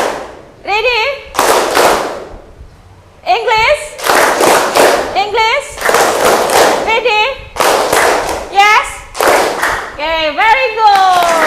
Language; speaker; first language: English; non-native, learner; Indonesian